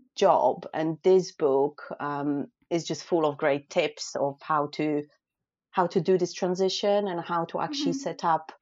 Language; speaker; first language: English; non-native, fluent; Polish